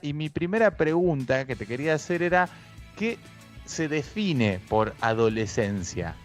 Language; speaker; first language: Spanish; native; Spanish